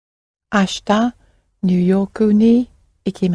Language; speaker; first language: Japanese; non-native, learner; English